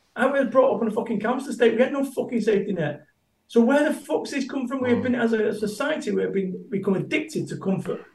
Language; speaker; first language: English; native; English